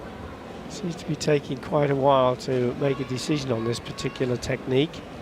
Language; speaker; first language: English; native; English